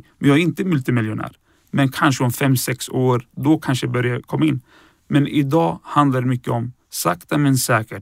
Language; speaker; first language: Swedish; early bilingual, other home language; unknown